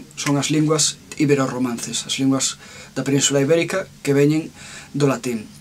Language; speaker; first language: Galician; non-native, local second language; Spanish